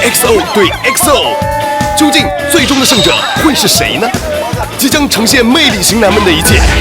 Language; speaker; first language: Chinese; native; Chinese